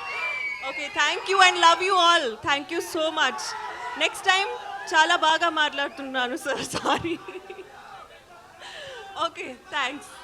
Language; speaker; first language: Telugu; non-native, learner; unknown